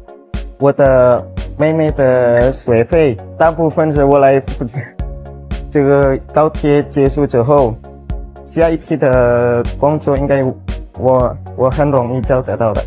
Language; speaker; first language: Chinese; non-native, fluent; Indonesian